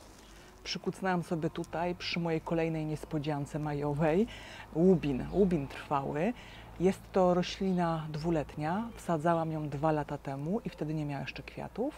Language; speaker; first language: Polish; native; Polish